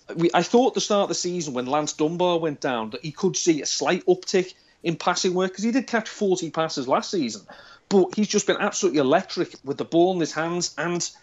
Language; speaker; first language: English; native; English